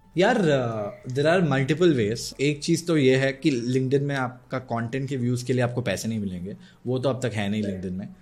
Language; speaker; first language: Hindi; non-native, local second language; Odia